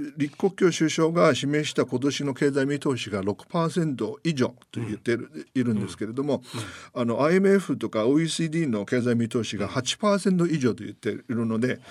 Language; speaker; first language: Japanese; non-native, fluent; Chinese